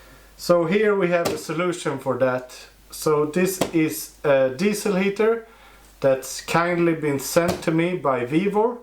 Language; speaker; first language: English; non-native, fluent; Swedish